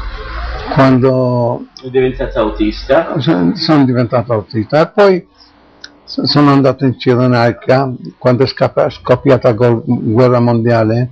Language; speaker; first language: Italian; non-native, local second language; Arabic